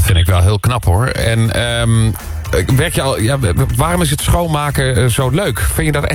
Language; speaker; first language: Dutch; native; Dutch